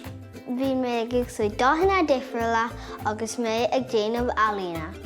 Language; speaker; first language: Irish; non-native, local second language; English